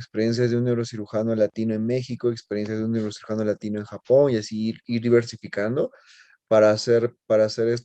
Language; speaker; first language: Spanish; native; Spanish